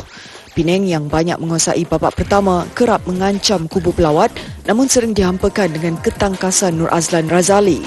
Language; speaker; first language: Malay; native; Malay